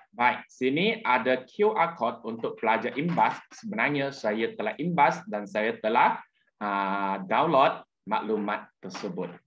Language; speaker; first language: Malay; non-native, local second language; Chinese